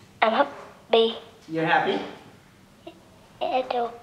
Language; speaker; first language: English; non-native, learner; Vietnamese